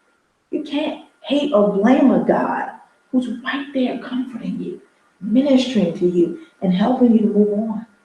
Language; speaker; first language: English; native; English